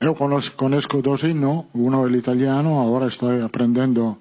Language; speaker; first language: Portuguese; non-native, fluent; Italian